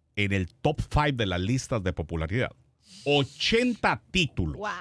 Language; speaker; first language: Spanish; native; Spanish